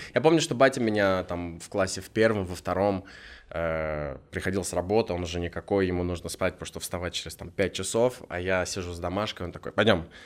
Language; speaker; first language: Russian; native; Russian